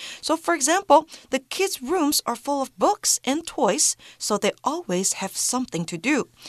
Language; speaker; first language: English; non-native, fluent; Chinese